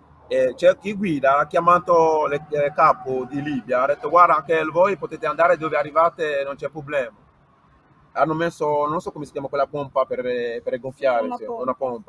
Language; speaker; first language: Italian; non-native, learner; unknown